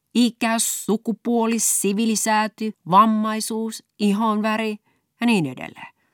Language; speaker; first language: Finnish; native; Finnish